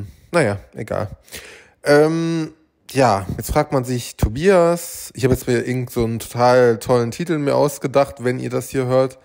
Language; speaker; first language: German; native; German